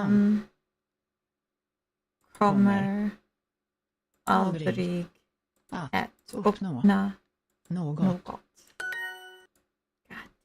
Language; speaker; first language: Swedish; non-native, learner; English